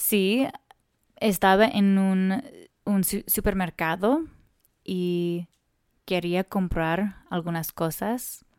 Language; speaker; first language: Spanish; non-native, learner; English